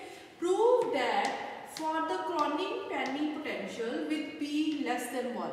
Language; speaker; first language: English; non-native, local second language; Hindi